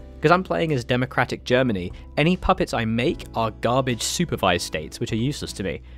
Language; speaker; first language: English; native; English